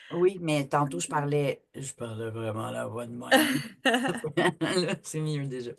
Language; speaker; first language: French; native; French